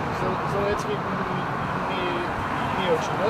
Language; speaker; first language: Russian; non-native, learner; English